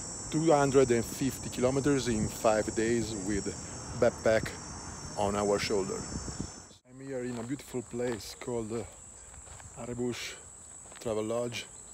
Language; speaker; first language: English; non-native, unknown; Italian